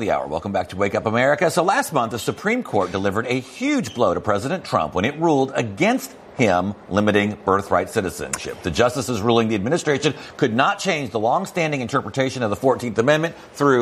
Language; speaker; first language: English; native; English